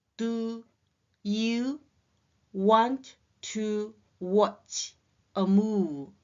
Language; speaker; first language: English; non-native, learner; Chinese